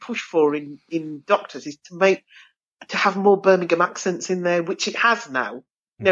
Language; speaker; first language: English; native; English